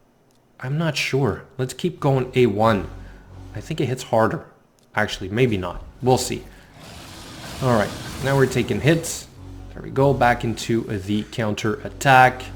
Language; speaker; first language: English; native; English